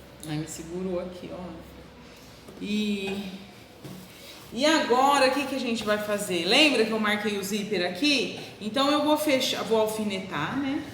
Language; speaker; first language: Portuguese; native; Portuguese